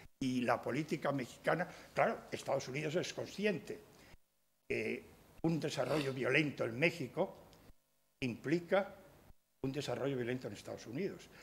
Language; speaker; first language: Spanish; native; Spanish